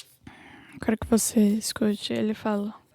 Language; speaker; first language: Portuguese; non-native, fluent; English